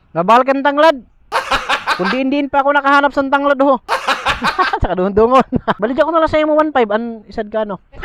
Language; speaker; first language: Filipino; non-native, local second language; Masbatenyo